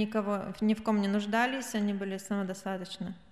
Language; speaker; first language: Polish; non-native, learner; Russian